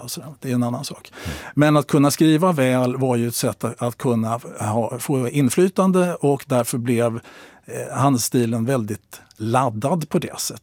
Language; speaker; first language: Swedish; native; Swedish